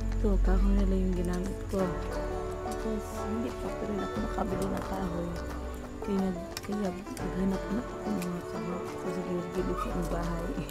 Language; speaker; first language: Filipino; non-native, local second language; Cebuano